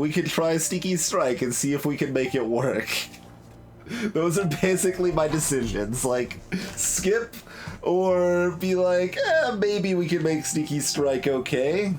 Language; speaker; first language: English; native; English